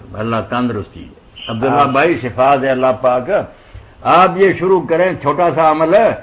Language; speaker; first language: Urdu; non-native, local second language; Punjabi